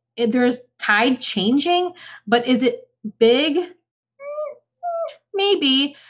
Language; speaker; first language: English; native; English